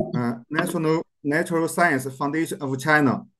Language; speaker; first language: English; non-native, learner; Chinese